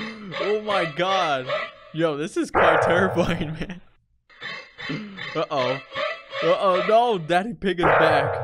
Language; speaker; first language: English; native; English